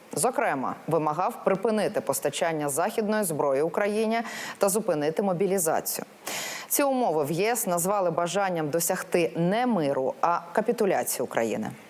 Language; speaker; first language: Ukrainian; native; Ukrainian